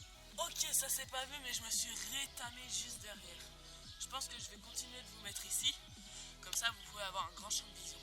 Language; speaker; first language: French; native; French